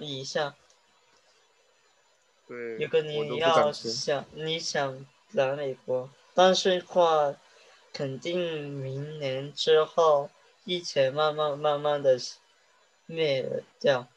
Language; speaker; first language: Chinese; early bilingual, heritage; Chinese